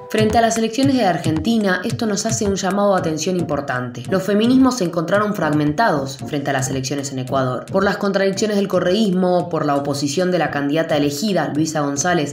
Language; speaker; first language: Spanish; native; Spanish